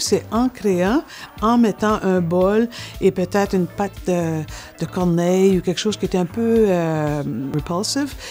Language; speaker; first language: French; native; French